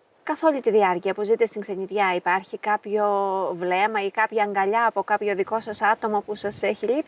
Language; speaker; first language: Greek; native; Greek